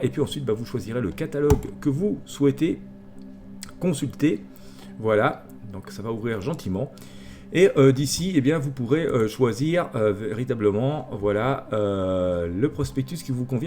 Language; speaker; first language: French; native; French